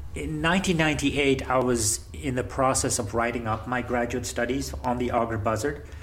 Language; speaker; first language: English; non-native, local second language; Gujarati